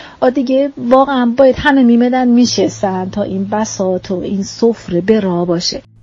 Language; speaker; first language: Persian; non-native, local second language; Arabic